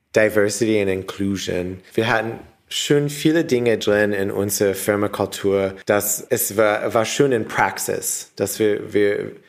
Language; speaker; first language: German; non-native, learner; English